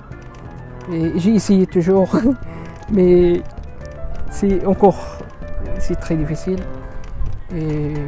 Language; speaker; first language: French; non-native, learner; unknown